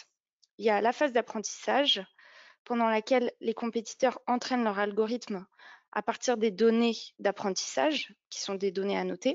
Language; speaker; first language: French; native; French